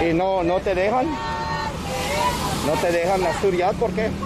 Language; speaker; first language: Spanish; non-native, learner; English